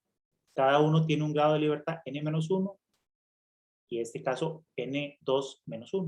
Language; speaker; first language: Spanish; native; Spanish